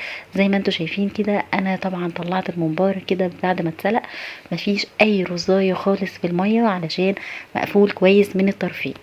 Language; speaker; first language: Arabic; native; Arabic